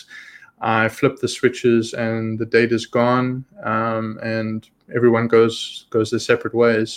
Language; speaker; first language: English; native; English